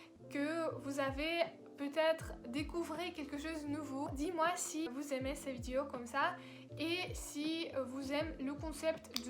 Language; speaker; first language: French; non-native, learner; Russian